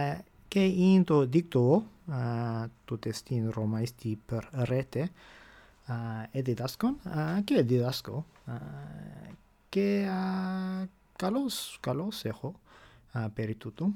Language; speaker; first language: Greek; non-native, fluent; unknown